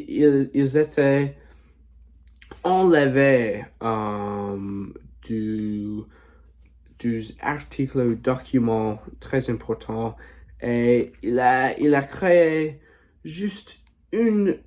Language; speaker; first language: French; non-native, learner; English